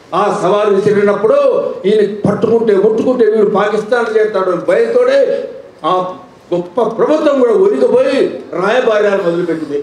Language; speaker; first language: Telugu; native; Telugu